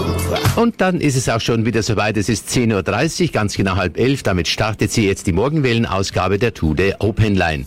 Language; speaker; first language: German; native; German